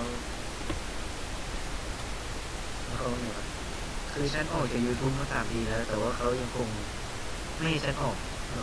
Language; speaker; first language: Thai; native; Thai